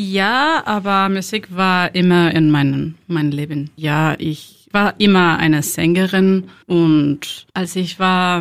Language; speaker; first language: German; non-native, learner; Spanish